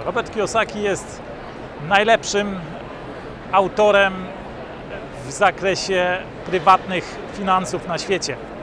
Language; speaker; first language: Polish; native; Polish